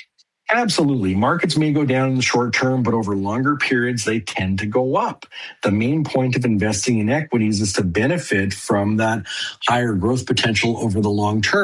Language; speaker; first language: English; native; English